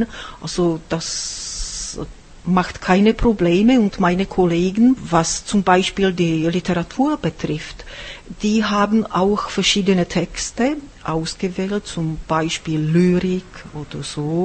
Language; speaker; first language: German; non-native, fluent; Czech